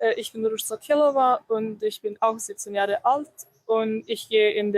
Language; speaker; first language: German; non-native, learner; Croatian